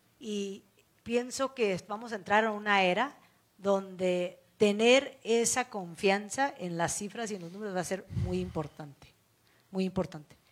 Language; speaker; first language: Spanish; early bilingual, heritage; Spanish